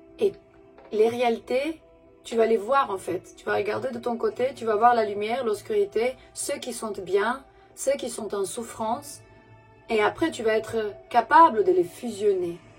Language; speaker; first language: French; non-native, fluent; Romanian